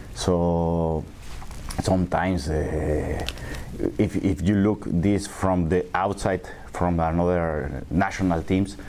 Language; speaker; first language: English; non-native, learner; Spanish